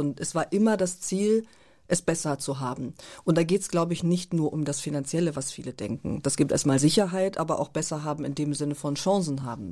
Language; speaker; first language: German; early bilingual, other home language; Turkish